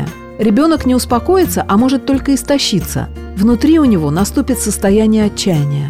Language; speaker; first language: Russian; native; Russian